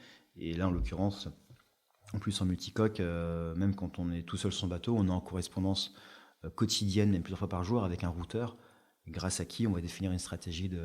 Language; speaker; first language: French; native; French